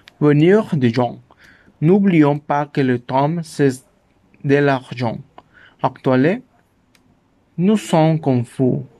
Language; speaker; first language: French; non-native, learner; Spanish